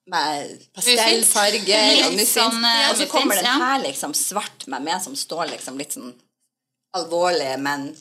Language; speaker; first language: Norwegian; native; Norwegian